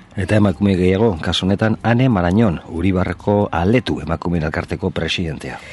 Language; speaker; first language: Basque; native; Basque